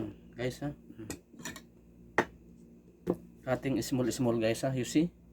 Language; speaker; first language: English; non-native, local second language; Filipino